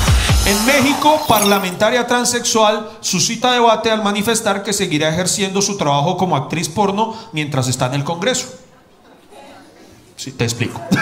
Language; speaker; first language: Spanish; native; Spanish